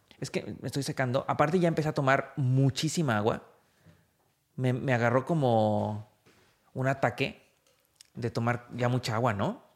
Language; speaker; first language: Spanish; native; Spanish